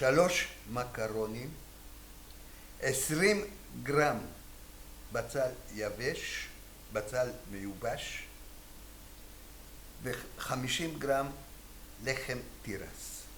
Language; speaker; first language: Hebrew; non-native, fluent; Hungarian